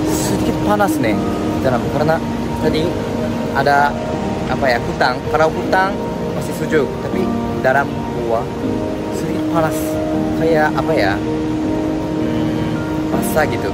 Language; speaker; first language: Indonesian; non-native, fluent; Japanese